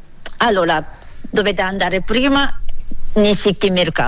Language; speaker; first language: Italian; non-native, learner; Japanese